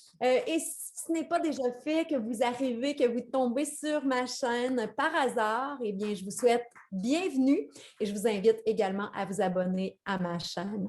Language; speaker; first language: French; native; French